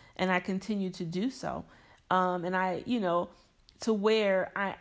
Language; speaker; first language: English; native; English